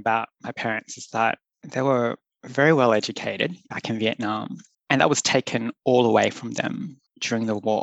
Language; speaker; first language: English; native; English